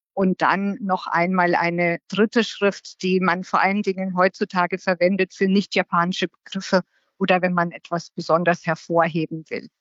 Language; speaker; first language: German; native; German